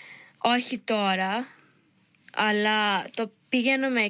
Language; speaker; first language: Greek; early bilingual, heritage; Greek